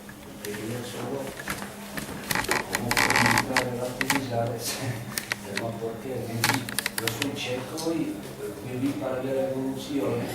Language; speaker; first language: Spanish; non-native, learner; Czech